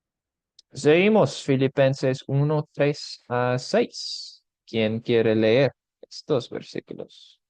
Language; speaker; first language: Spanish; non-native, fluent; English